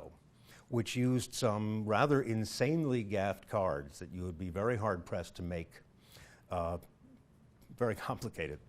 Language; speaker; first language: English; native; English